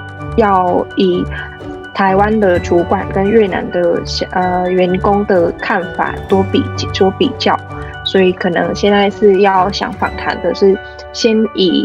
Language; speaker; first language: Chinese; non-native, fluent; Vietnamese